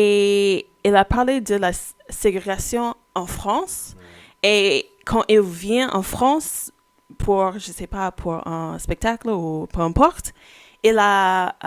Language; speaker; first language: French; non-native, fluent; English